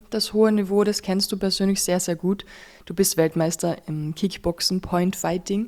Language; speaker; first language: German; native; German